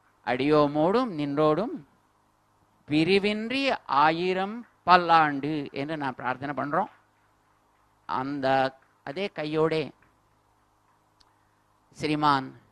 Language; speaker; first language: Tamil; non-native, local second language; Telugu